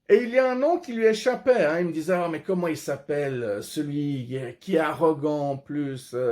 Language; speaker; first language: French; non-native, fluent; Persian